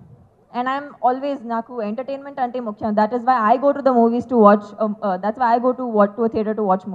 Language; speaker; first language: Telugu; non-native, fluent; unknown